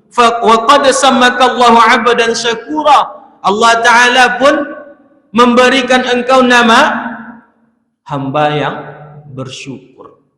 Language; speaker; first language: Malay; native; Malay